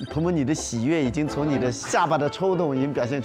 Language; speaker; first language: Chinese; native; Chinese